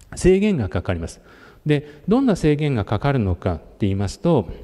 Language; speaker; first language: Japanese; native; Japanese